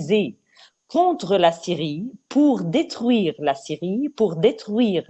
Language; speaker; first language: French; non-native, fluent; Arabic